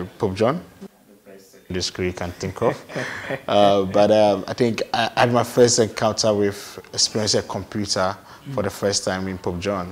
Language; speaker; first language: English; non-native, local second language; Akan